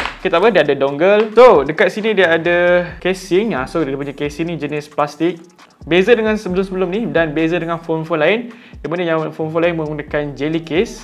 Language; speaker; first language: Malay; native; Malay